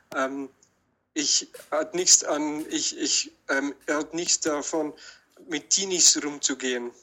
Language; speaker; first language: German; non-native, learner; English